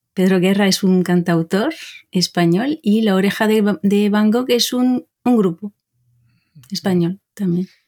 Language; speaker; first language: Spanish; non-native, fluent; French